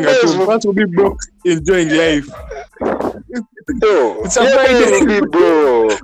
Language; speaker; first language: English; non-native, local second language; Ganda